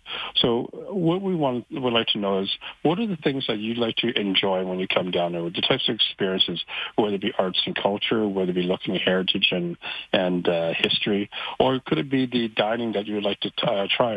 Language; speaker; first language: English; native; English